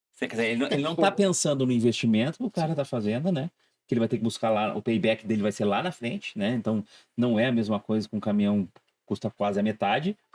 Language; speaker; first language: Portuguese; native; Portuguese